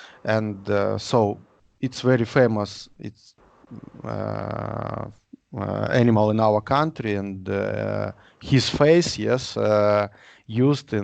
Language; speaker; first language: English; non-native, learner; Russian